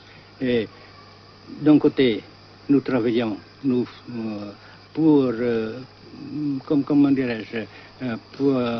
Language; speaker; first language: French; non-native, fluent; Vietnamese